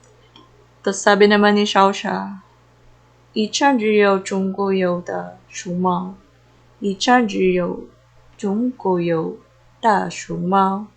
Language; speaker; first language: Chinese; non-native, learner; Filipino